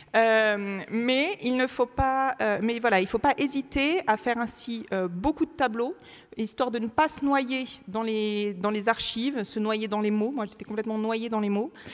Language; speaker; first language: French; native; French